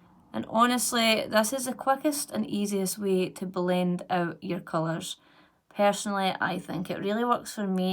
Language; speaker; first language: English; native; English